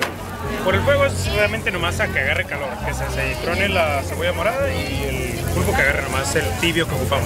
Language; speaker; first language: Spanish; native; Spanish